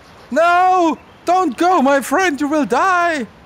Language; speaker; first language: English; non-native, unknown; German